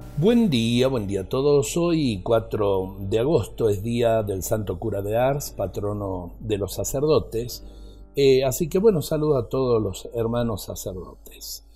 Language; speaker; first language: Spanish; native; Spanish